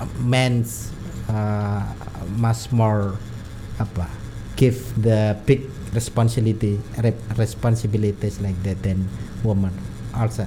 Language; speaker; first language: English; non-native, learner; Indonesian